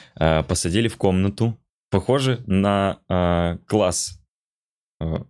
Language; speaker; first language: Russian; native; Russian